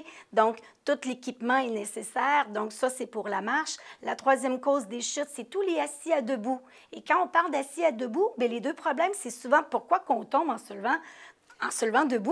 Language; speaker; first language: French; native; French